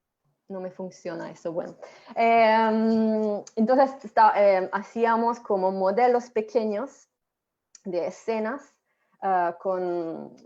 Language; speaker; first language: Spanish; non-native, fluent; Italian